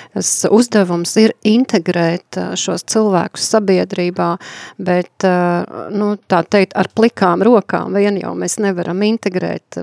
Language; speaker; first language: Latvian; native; Latvian